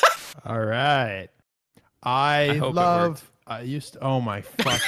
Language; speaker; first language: English; native; English